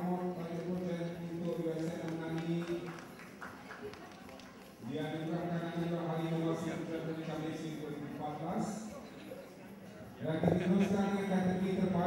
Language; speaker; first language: Malay; native; Malay